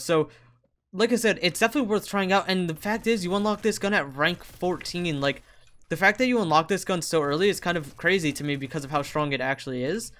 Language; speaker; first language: English; native; English